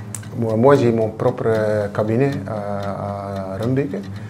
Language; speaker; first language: French; non-native, local second language; Dutch